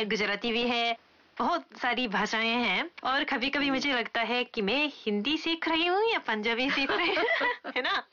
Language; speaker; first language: Hindi; non-native, fluent; Japanese